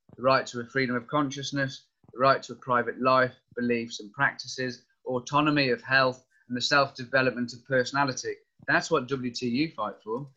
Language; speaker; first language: English; native; English